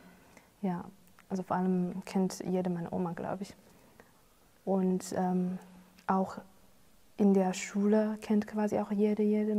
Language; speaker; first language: German; non-native, fluent; Chinese